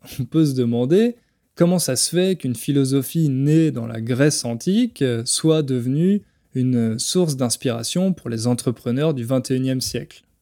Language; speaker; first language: French; native; French